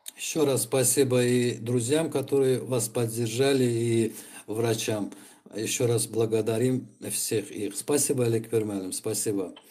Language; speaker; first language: Russian; non-native, local second language; Azerbaijani